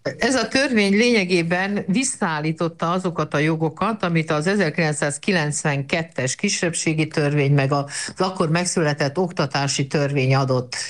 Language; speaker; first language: Hungarian; native; Hungarian